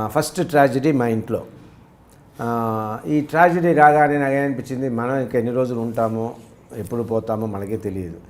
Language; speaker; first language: Telugu; early bilingual, heritage; Telugu